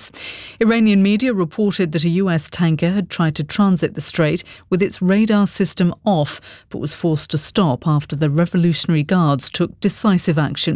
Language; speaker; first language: English; native; English